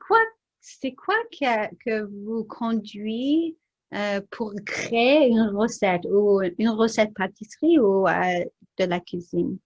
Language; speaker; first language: French; non-native, learner; English